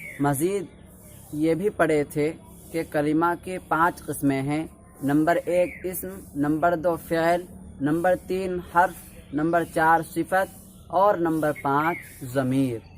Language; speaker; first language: Urdu; native; Urdu